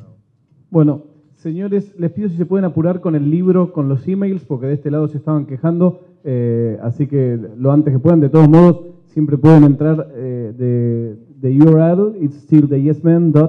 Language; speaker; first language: Spanish; native; Spanish